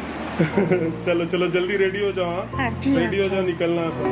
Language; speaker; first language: Hindi; native; Hindi